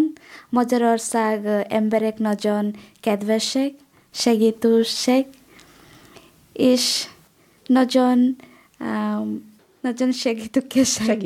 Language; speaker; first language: Hungarian; non-native, learner; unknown